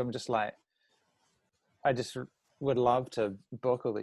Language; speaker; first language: English; native; English